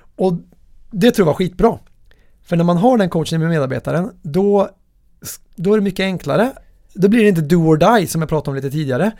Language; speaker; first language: Swedish; native; Swedish